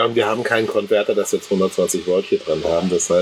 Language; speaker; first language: German; native; German